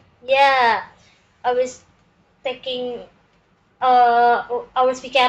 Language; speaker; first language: English; non-native, learner; Indonesian